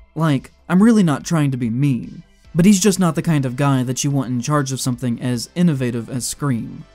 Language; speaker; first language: English; native; English